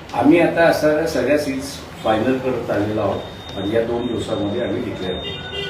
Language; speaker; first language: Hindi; non-native, local second language; Marathi